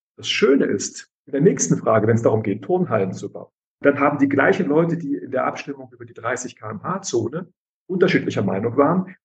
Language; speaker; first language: German; native; German